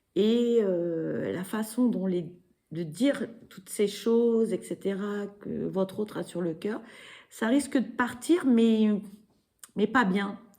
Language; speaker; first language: French; native; French